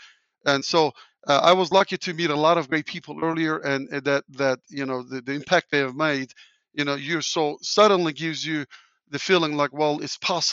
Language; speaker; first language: English; non-native, fluent; Turkish